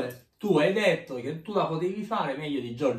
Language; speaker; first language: Italian; native; Italian